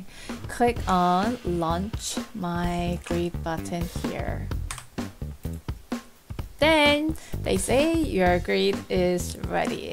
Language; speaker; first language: English; non-native, fluent; Korean